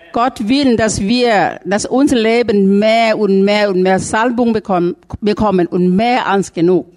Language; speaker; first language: German; non-native, learner; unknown